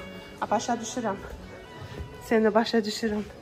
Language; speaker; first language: Turkish; non-native, learner; Kazakh